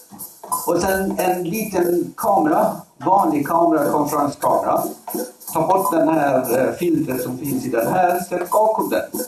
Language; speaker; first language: Swedish; non-native, fluent; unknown